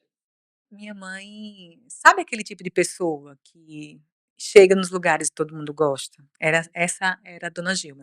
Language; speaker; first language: Portuguese; native; Portuguese